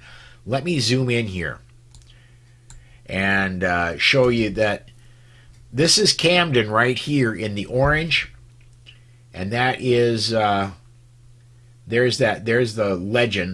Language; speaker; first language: English; native; English